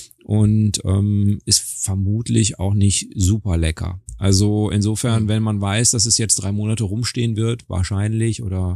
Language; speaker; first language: German; native; German